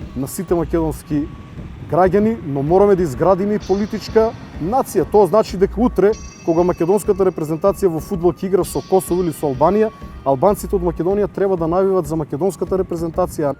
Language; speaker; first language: Macedonian; native; Macedonian